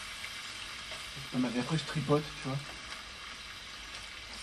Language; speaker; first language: French; native; French